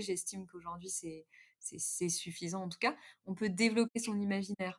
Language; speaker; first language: French; native; French